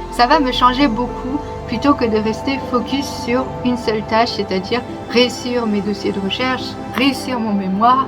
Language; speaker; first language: French; early bilingual, other home language; Vietnamese